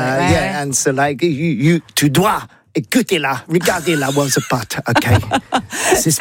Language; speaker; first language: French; non-native, learner; English